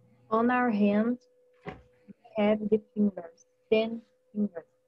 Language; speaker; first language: English; non-native, learner; Portuguese